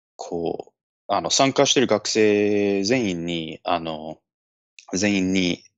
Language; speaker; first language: Japanese; non-native, fluent; English